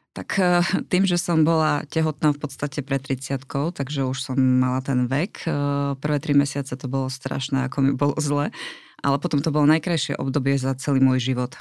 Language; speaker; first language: Slovak; native; Slovak